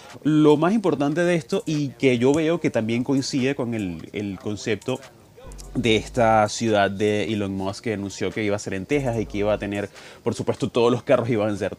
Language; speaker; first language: Spanish; native; Spanish